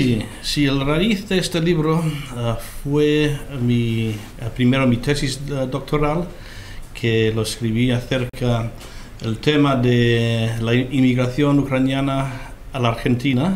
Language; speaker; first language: Spanish; non-native, fluent; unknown